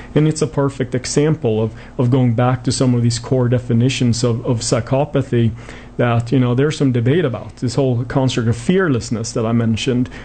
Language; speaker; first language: English; non-native, fluent; Swedish